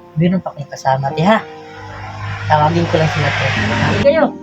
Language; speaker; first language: Filipino; non-native, local second language; Cebuano